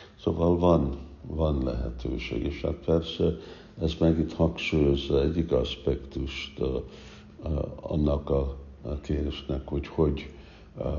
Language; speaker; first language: Hungarian; non-native, fluent; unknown